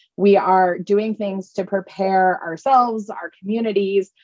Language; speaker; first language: English; native; English